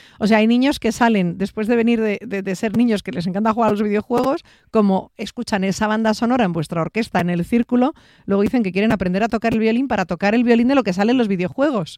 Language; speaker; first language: Spanish; native; Spanish